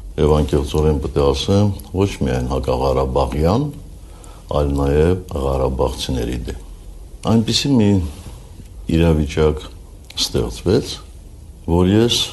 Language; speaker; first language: Armenian; native; Armenian